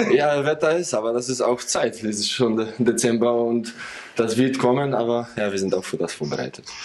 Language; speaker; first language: German; non-native, fluent; Polish